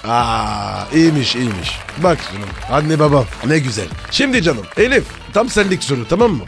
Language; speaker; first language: Turkish; non-native, fluent; French